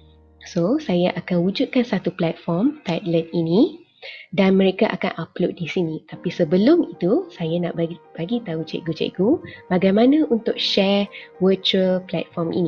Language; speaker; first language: Malay; native; Malay